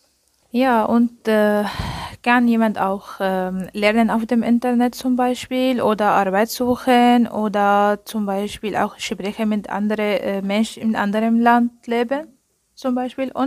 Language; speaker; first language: German; non-native, learner; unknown